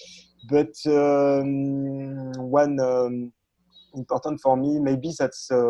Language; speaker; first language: English; non-native, learner; French